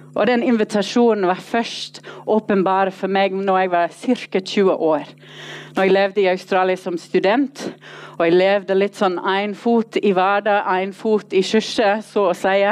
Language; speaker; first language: Norwegian; non-native, fluent; English